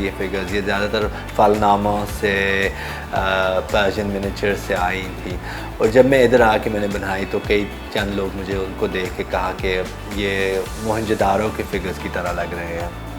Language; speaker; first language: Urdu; early bilingual, heritage; Urdu